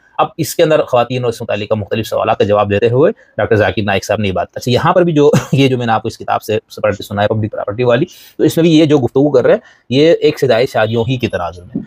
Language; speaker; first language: Urdu; native; Urdu